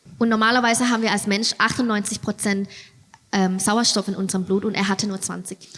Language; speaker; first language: German; non-native, fluent; Thai